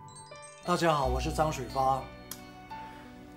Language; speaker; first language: Chinese; native; Chinese